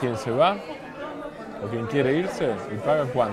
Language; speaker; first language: Spanish; native; Spanish